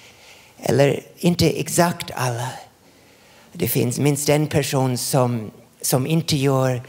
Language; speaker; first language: Swedish; non-native, fluent; English